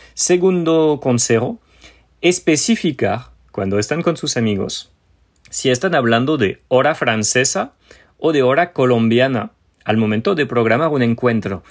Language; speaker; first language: Spanish; non-native, fluent; French